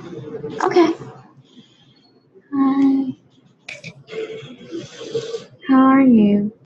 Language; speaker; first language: English; non-native, fluent; Vietnamese